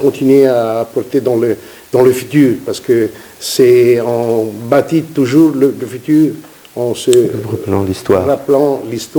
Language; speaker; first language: French; non-native, fluent; Italian